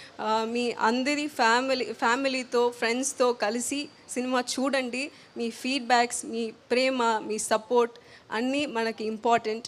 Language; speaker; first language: Telugu; non-native, local second language; Tamil